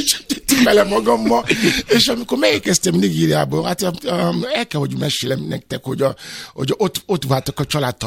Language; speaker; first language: Hungarian; non-native, fluent; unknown